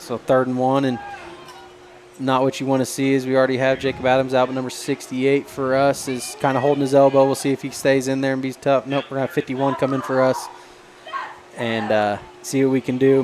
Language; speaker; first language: English; native; English